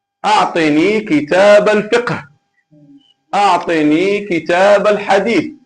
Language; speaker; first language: Arabic; non-native, fluent; Malay